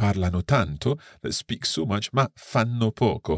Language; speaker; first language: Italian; non-native, fluent; English